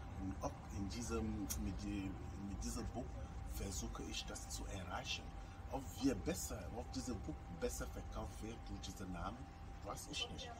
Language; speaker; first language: German; non-native, fluent; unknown